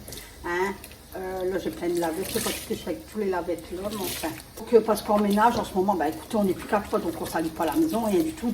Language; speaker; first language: French; native; French